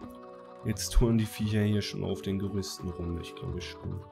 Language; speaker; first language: German; native; German